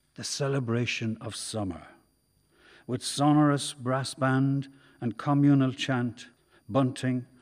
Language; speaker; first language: English; native; English